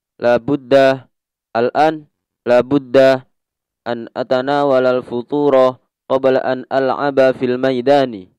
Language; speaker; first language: Arabic; non-native, learner; Indonesian